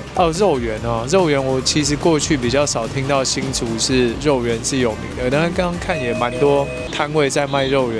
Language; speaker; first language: Chinese; native; Chinese